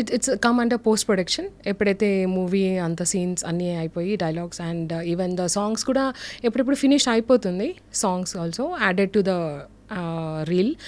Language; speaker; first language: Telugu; non-native, local second language; Urdu